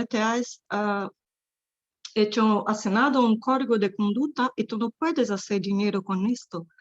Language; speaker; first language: Spanish; non-native, fluent; Portuguese